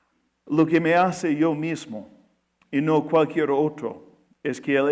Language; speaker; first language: Spanish; non-native, fluent; English